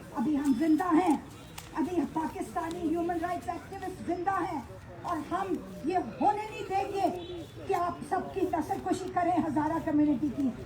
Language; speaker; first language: Urdu; native; Urdu